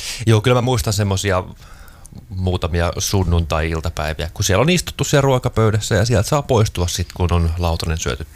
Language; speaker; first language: Finnish; native; Finnish